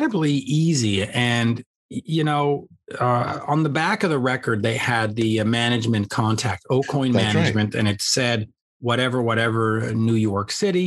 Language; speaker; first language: English; native; English